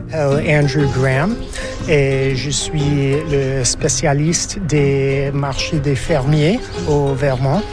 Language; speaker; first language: French; non-native, fluent; English